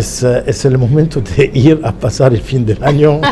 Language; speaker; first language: Spanish; non-native, fluent; Arabic